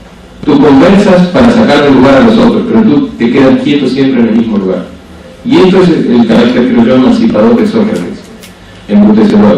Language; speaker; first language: Spanish; native; Spanish